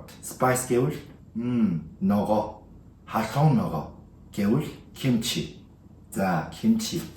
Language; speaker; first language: Mongolian; non-native, learner; Korean